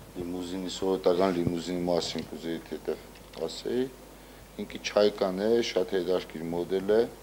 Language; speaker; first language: Armenian; native; Armenian